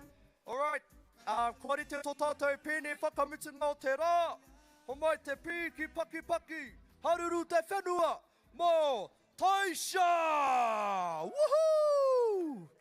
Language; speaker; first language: Māori; non-native, local second language; English